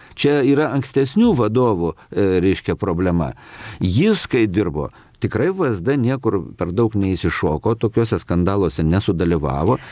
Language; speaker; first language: Lithuanian; native; Lithuanian